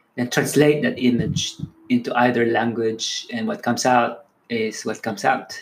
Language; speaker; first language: English; non-native, local second language; Filipino